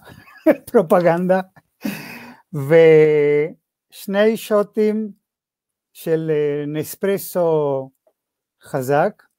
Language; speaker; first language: Hebrew; non-native, fluent; Spanish